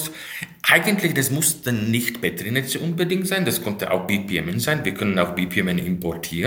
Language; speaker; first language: German; non-native, fluent; Slovak